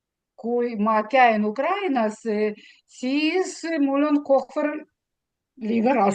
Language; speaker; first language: Estonian; non-native, learner; Russian